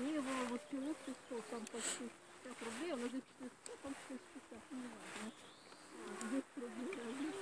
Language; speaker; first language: Russian; native; Russian